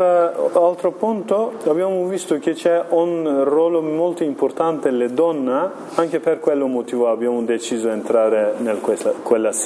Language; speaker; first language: Italian; non-native, learner; Kurdish